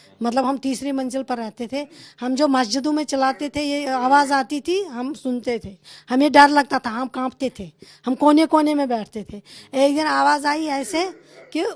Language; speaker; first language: Hindi; non-native, local second language; Kashmiri